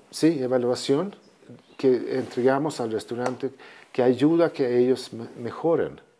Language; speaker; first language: Spanish; non-native, fluent; Swedish